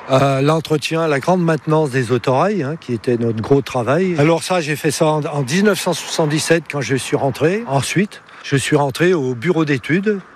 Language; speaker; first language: French; native; French